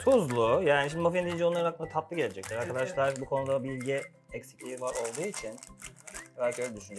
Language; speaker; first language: Turkish; native; Turkish